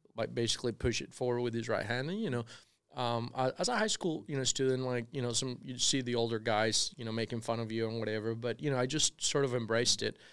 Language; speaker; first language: English; non-native, fluent; Spanish